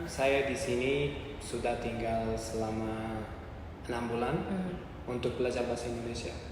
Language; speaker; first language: Indonesian; non-native, learner; Uzbek